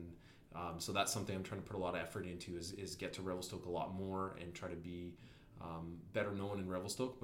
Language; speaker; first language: English; native; English